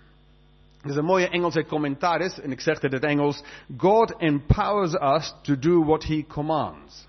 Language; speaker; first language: Dutch; non-native, fluent; English